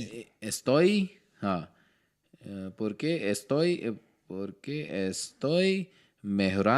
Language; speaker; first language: Spanish; non-native, learner; Hindi